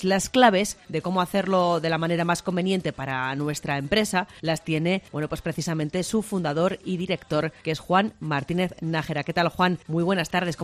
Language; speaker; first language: Spanish; native; Spanish